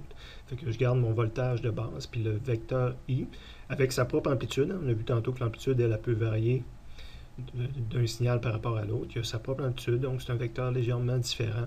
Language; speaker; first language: French; native; French